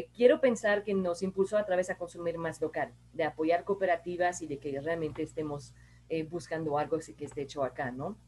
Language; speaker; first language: Spanish; non-native, fluent; French